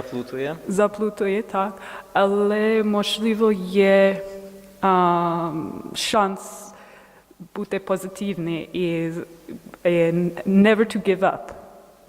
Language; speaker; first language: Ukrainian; non-native, learner; English